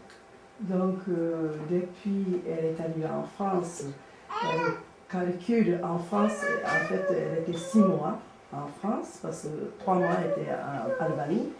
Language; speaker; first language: French; non-native, learner; Japanese